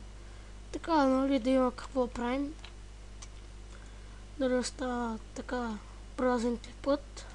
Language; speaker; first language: Bulgarian; native; Bulgarian